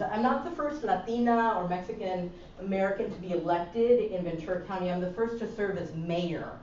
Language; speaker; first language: English; early bilingual, other home language; Spanish